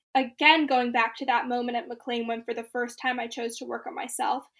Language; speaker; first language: English; native; English